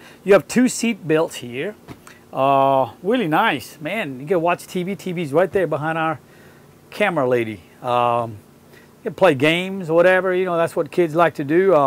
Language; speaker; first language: English; non-native, fluent; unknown